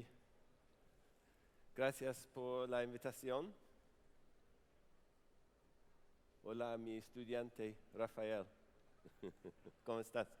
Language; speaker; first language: Spanish; non-native, fluent; English